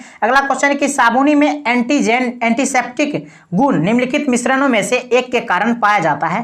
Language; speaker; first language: Hindi; native; Hindi